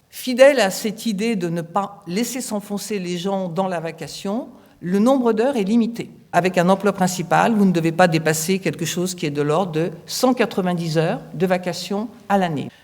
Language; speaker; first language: French; native; French